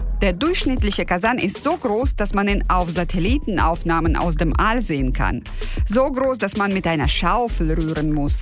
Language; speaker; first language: German; non-native, fluent; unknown